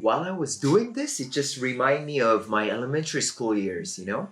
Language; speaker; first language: English; non-native, fluent; Korean